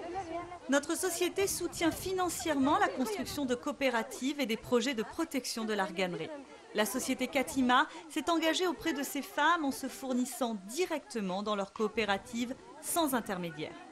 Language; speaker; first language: French; native; French